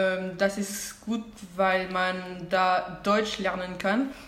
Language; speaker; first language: German; non-native, learner; French